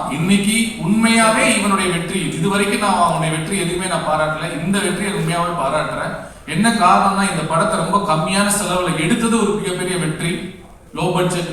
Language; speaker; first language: Tamil; native; Tamil